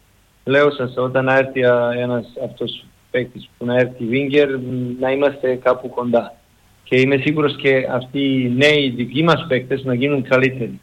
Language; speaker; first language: Greek; non-native, learner; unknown